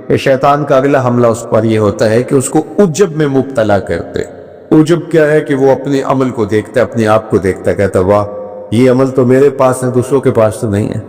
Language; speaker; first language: Urdu; non-native, local second language; Punjabi